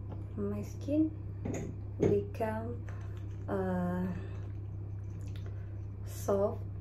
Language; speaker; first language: English; non-native, learner; Indonesian